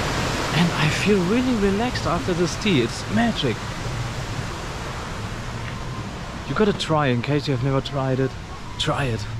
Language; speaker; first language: English; non-native, fluent; German